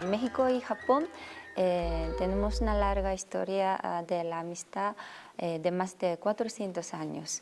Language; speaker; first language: Spanish; non-native, fluent; Japanese